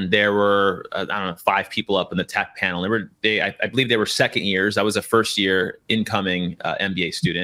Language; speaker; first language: English; native; English